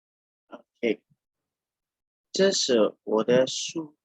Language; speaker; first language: Chinese; non-native, learner; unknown